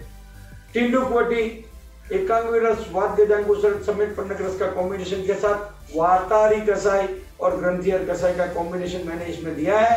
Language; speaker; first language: Hindi; non-native, local second language; Gujarati